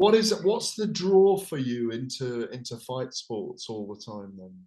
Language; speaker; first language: English; native; English